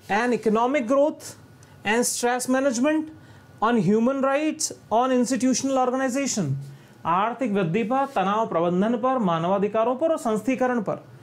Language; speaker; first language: Hindi; native; Hindi